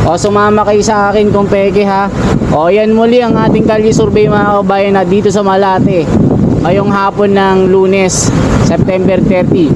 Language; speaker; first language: Filipino; native; Filipino